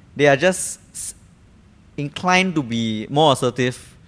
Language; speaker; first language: English; native; English